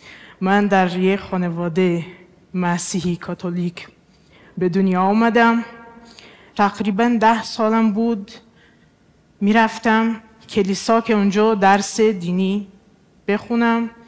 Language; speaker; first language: Persian; non-native, fluent; Portuguese